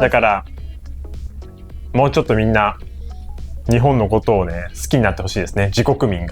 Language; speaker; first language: Japanese; native; Japanese